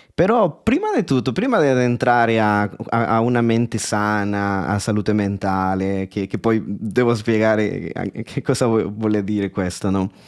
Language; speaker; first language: Italian; non-native, fluent; Spanish